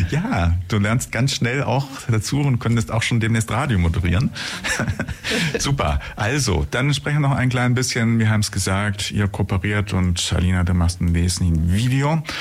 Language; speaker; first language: German; native; German